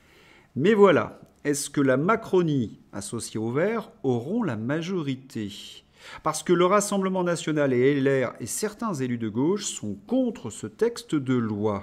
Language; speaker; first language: French; native; French